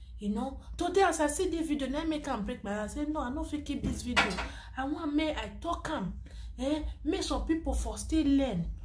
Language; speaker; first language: Nigerian Pidgin; non-native, local second language; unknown